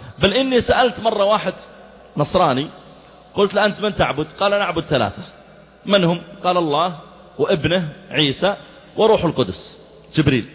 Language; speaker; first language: Arabic; native; Arabic